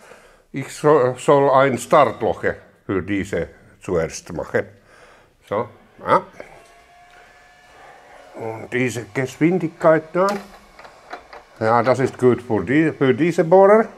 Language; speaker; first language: German; non-native, learner; Finnish